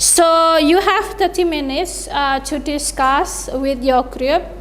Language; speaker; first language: English; non-native, fluent; Indonesian